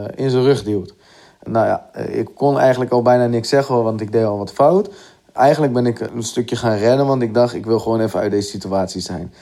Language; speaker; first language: Dutch; native; Dutch